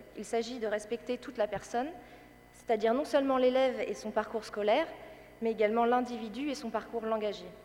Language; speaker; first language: French; native; French